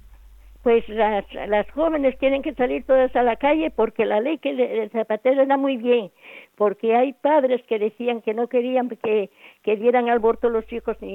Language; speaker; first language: Spanish; native; Spanish